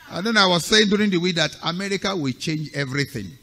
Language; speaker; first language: English; non-native, local second language; Yoruba